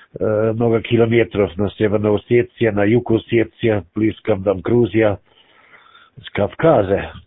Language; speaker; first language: Russian; non-native, learner; German